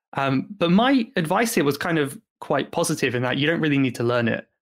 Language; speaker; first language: English; native; English